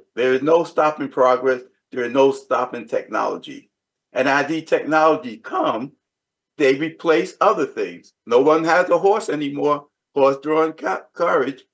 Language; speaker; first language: English; native; English